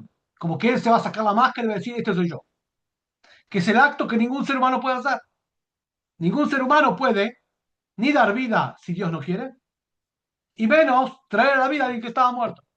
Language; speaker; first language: Spanish; native; Spanish